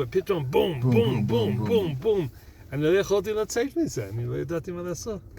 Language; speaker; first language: Hebrew; non-native, fluent; English